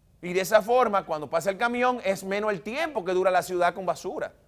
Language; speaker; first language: Spanish; native; Spanish